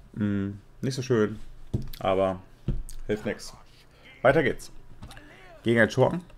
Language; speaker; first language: German; native; German